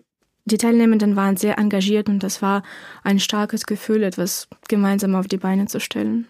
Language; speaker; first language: German; non-native, fluent; Ukrainian